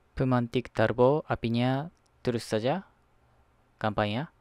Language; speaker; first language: Indonesian; non-native, learner; Japanese